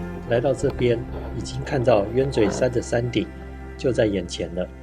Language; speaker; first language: Chinese; native; Chinese